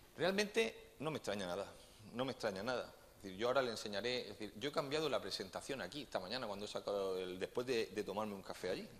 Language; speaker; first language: Spanish; native; Spanish